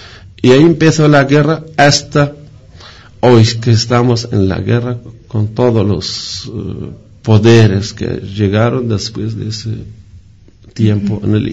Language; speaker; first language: Spanish; non-native, fluent; Kurdish